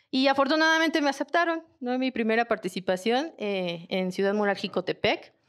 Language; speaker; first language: Spanish; native; Spanish